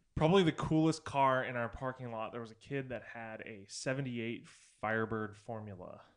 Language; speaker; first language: English; native; English